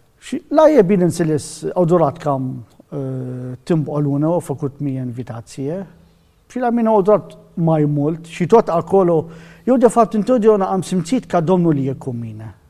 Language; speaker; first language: Romanian; non-native, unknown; Arabic